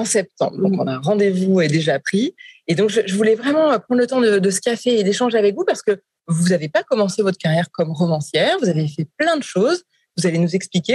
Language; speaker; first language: French; native; French